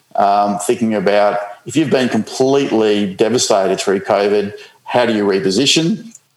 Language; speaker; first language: English; native; English